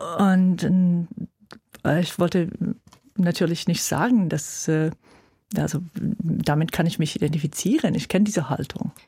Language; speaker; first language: German; non-native, fluent; English